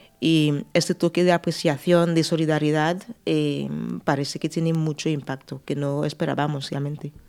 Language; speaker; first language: Spanish; non-native, fluent; French